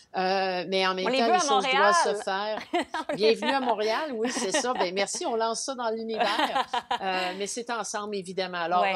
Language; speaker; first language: French; native; French